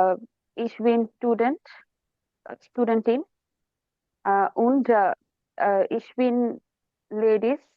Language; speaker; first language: German; non-native, learner; Bangla